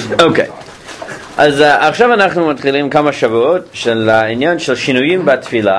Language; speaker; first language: Hebrew; non-native, fluent; English